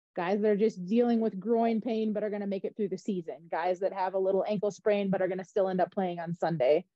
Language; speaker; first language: English; native; English